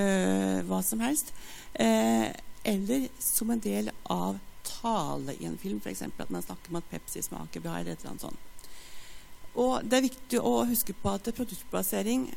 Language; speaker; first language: Norwegian; native; Norwegian